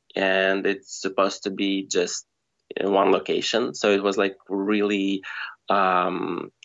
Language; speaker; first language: English; non-native, fluent; Russian